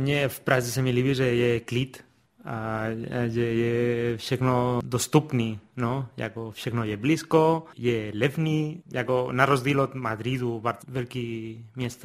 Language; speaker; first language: Czech; non-native, fluent; Spanish